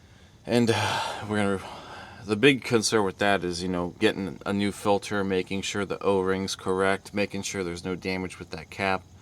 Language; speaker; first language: English; native; English